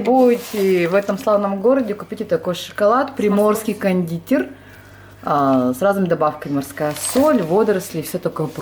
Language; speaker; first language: Russian; native; Russian